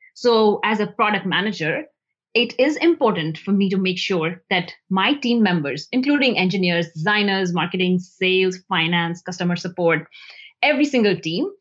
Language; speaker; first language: English; non-native, local second language; Hindi